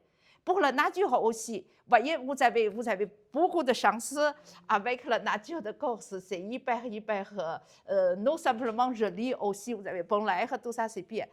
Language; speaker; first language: French; non-native, learner; Chinese